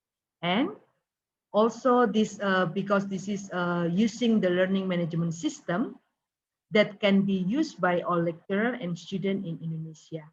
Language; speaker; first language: English; non-native, learner; Indonesian